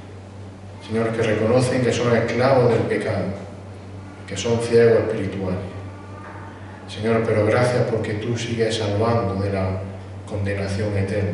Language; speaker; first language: Spanish; native; Spanish